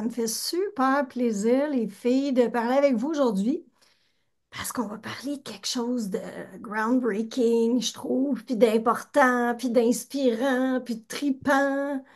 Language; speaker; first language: French; native; French